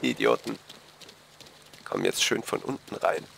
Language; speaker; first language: German; native; German